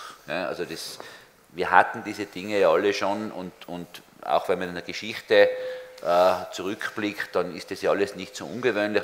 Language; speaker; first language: German; native; German